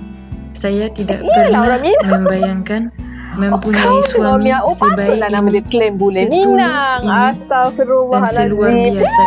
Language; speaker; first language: Indonesian; non-native, fluent; French